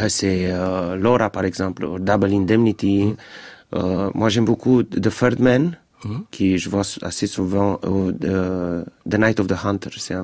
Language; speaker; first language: French; non-native, fluent; Romanian